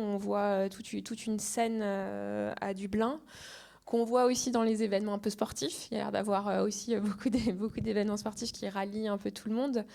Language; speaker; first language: French; native; French